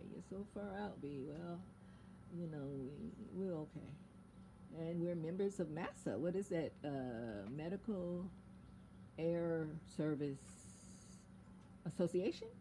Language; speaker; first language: English; native; English